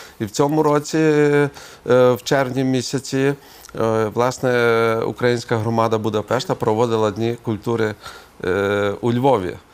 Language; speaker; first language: Ukrainian; non-native, local second language; Hungarian